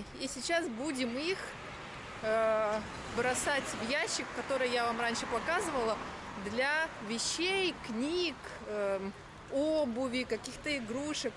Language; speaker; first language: Russian; native; Russian